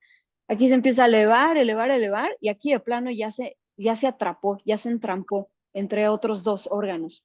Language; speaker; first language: Spanish; native; Spanish